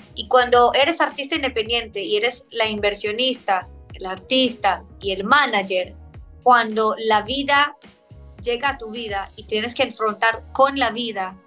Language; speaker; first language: Spanish; non-native, fluent; Hebrew